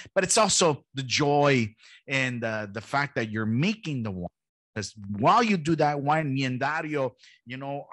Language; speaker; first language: English; early bilingual, heritage; Italian